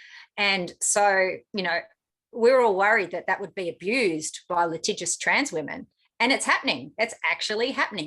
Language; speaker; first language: English; native; English